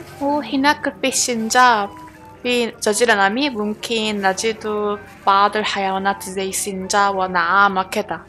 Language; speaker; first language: Arabic; non-native, learner; Korean